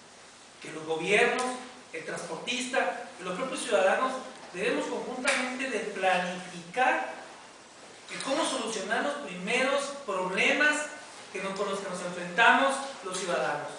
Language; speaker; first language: Spanish; native; Spanish